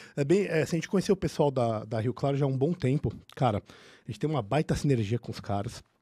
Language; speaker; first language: Portuguese; native; Portuguese